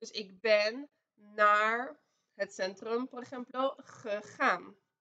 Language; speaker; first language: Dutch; non-native, fluent; Spanish